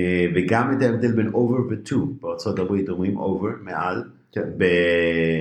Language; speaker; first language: Hebrew; native; Hebrew